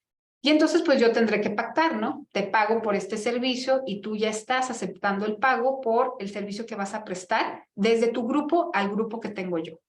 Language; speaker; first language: Spanish; native; Spanish